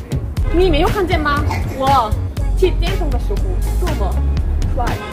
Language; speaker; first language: Chinese; non-native, learner; Korean